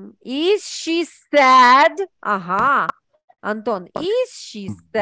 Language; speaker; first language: English; non-native, fluent; Ukrainian